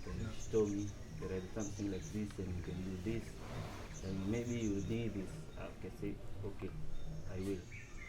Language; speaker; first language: English; non-native, local second language; Swahili